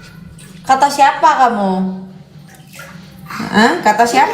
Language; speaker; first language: Indonesian; native; Indonesian